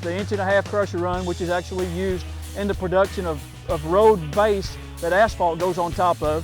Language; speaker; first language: English; native; English